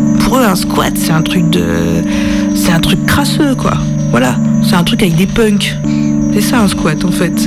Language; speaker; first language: French; native; French